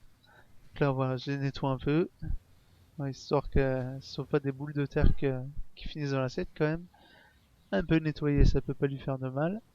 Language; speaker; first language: French; native; French